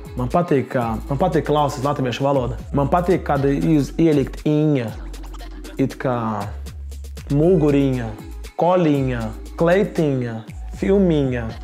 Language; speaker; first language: Latvian; non-native, learner; Portuguese